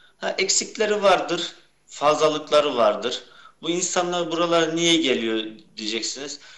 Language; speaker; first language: Turkish; early bilingual, heritage; Turkish